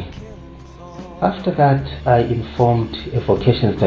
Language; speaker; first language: English; non-native, local second language; Shona